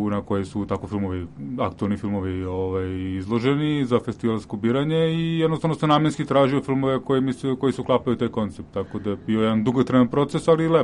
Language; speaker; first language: Serbian; native; Serbian